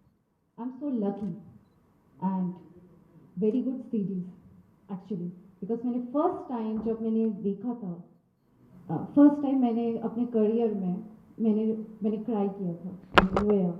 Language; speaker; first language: Hindi; non-native, local second language; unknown